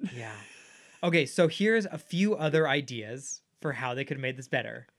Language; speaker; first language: English; native; English